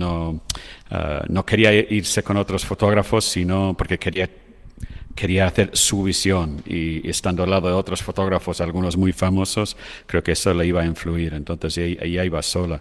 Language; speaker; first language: Spanish; non-native, fluent; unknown